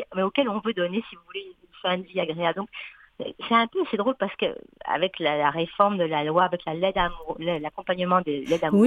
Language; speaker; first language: French; native; French